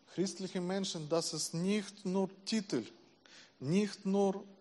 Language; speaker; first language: German; non-native, learner; Russian